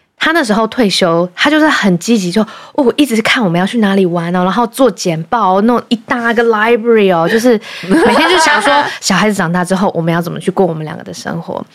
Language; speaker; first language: Chinese; early bilingual, heritage; Chinese